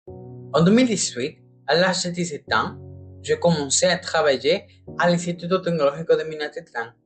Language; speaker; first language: French; non-native, learner; Spanish